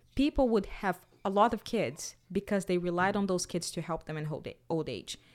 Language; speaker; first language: English; non-native, fluent; Portuguese